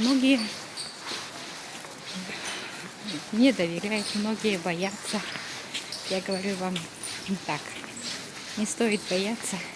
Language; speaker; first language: Russian; non-native, local second language; Kyrgyz